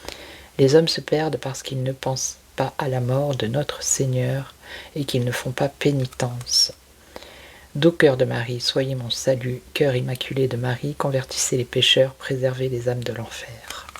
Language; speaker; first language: French; native; French